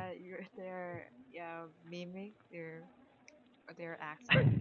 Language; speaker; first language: English; non-native, learner; Korean